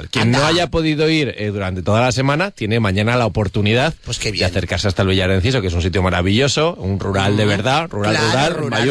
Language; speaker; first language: Spanish; native; Spanish